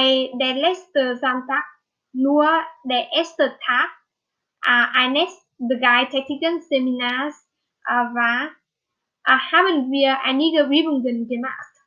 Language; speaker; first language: German; non-native, learner; Vietnamese